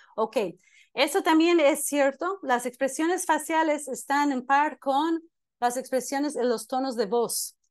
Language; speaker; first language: Spanish; non-native, fluent; English